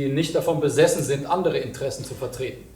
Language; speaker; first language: German; native; German